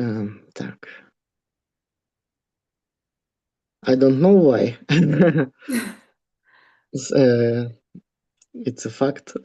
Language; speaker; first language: English; non-native, learner; Russian